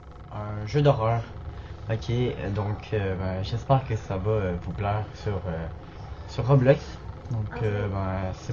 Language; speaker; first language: French; native; French